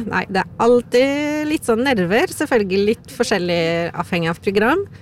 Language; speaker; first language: Norwegian; non-native, fluent; Polish